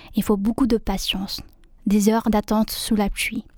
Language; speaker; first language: French; non-native, fluent; Vietnamese